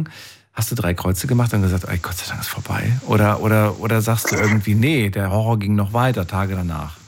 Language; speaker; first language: German; native; German